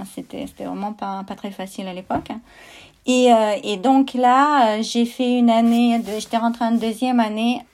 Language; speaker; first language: French; non-native, fluent; Russian